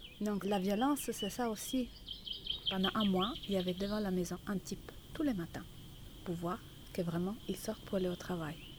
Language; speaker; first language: French; non-native, fluent; Italian